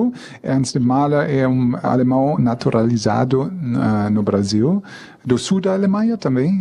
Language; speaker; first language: Portuguese; non-native, fluent; German